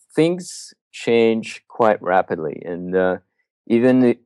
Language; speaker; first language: English; early bilingual, other home language; Russian